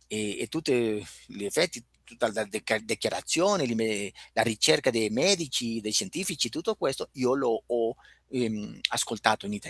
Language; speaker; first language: Italian; non-native, fluent; Spanish